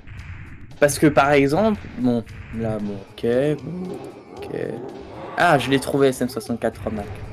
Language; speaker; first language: French; native; French